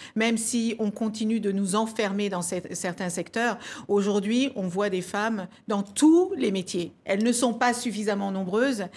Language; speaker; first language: French; early bilingual, other home language; Kabuverdianu